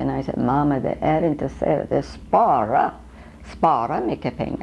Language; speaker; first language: Swedish; early bilingual, heritage; Swedish